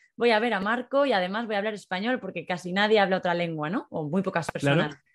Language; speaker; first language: Spanish; native; Spanish